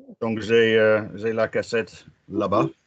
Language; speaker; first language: French; non-native, fluent; English